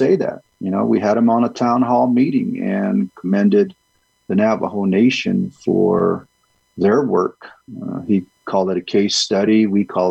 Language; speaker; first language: English; early bilingual, other home language; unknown